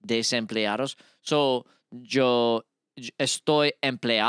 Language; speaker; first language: Spanish; non-native, learner; English